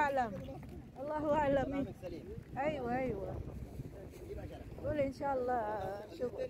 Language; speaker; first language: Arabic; non-native, learner; Filipino